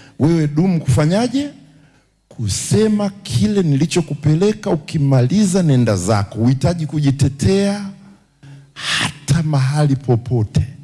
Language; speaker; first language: Swahili; native; Swahili